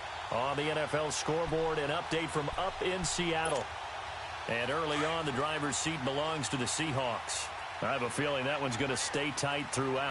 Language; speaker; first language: English; native; English